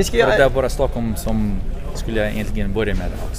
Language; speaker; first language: Swedish; non-native, fluent; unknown